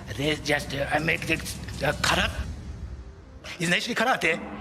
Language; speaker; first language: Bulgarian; non-native, learner; Japanese